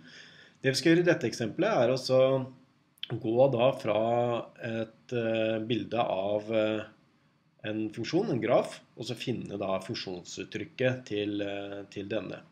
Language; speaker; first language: Norwegian; native; Norwegian